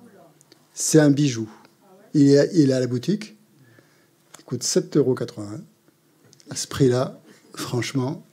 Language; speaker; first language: French; native; French